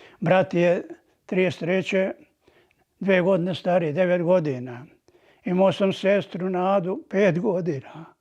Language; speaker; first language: Bosnian; native; Bosnian